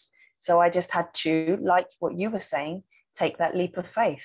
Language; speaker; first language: English; native; English